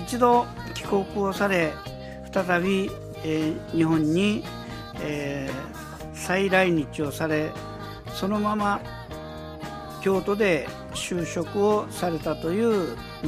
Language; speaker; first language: Japanese; native; Japanese